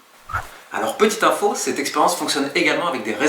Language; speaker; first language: French; native; French